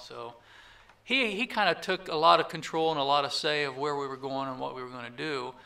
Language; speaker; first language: English; native; English